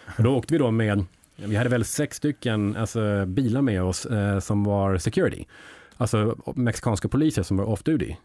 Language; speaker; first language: Swedish; early bilingual, heritage; English